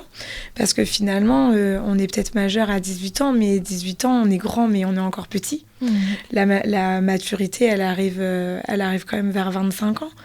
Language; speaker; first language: French; native; French